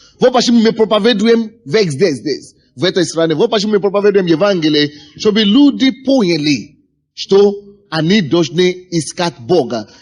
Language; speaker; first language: Russian; non-native, fluent; Yoruba